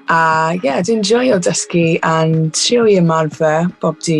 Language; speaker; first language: Welsh; non-native, learner; English